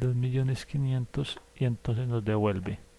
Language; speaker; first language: Spanish; native; Spanish